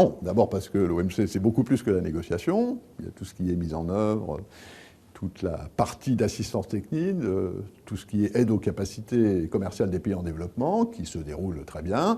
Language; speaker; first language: French; native; French